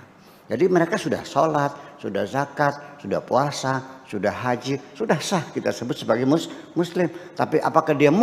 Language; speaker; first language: Indonesian; native; Indonesian